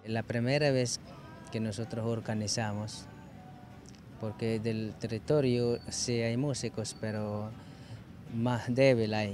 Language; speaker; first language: Spanish; non-native, local second language; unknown